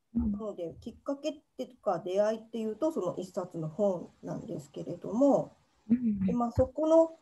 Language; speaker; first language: Japanese; native; Japanese